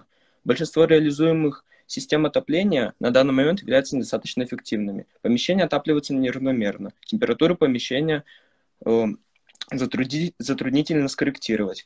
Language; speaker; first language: Russian; native; Russian